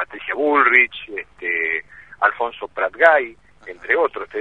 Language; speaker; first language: Spanish; native; Spanish